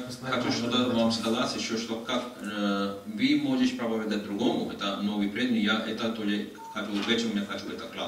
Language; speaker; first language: Russian; non-native, learner; Hindi